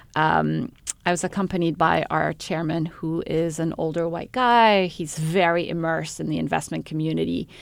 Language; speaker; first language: English; non-native, fluent; Arabic